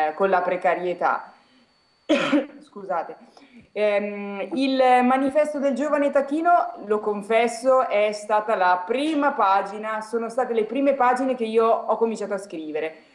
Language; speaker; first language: Italian; native; Italian